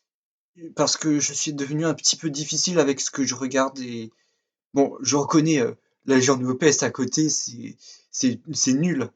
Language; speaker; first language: French; native; French